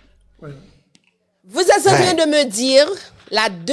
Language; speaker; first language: French; non-native, local second language; Haitian Creole